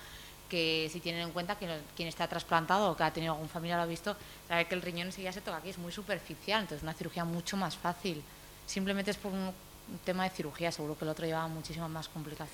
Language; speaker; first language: Spanish; native; Spanish